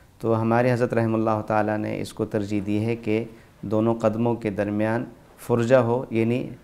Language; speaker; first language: Urdu; native; Urdu